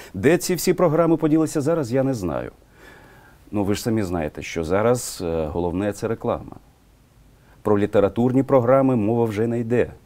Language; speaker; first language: Ukrainian; non-native, local second language; Russian